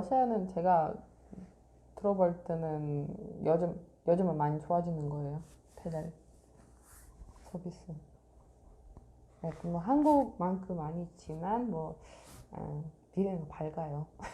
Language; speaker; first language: Korean; non-native, fluent; Russian